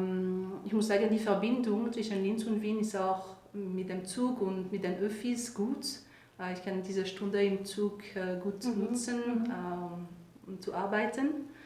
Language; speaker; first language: German; non-native, fluent; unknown